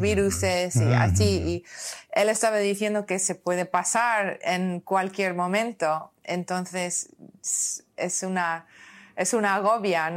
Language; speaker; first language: Spanish; non-native, learner; English